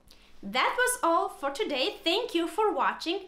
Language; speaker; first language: English; non-native, fluent; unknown